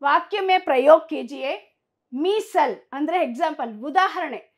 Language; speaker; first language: Hindi; non-native, local second language; Kannada